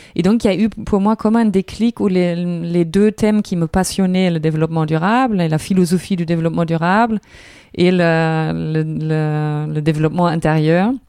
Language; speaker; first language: French; non-native, fluent; German